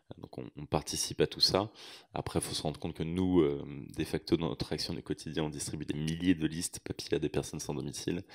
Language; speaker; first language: French; native; French